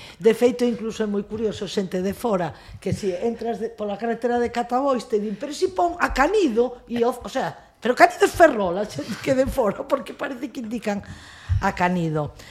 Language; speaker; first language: Galician; non-native, local second language; Spanish